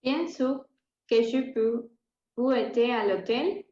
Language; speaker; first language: French; non-native, learner; Spanish